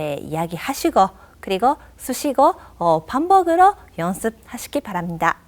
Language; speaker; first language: Korean; non-native, fluent; Japanese